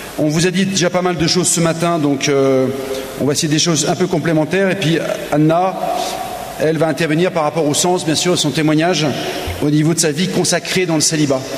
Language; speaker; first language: French; native; French